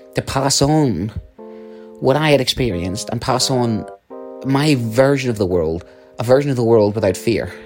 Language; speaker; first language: English; native; English